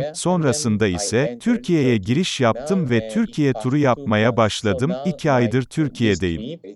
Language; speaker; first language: English; non-native, fluent; Japanese